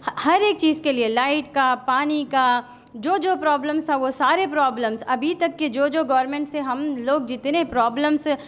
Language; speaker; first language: Hindi; non-native, local second language; Urdu